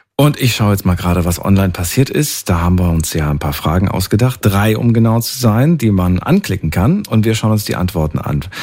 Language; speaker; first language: German; native; German